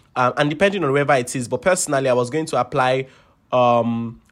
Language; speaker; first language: English; non-native, local second language; Yoruba